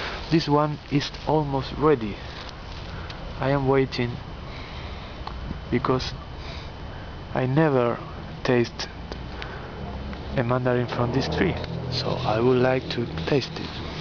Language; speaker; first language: English; non-native, learner; Spanish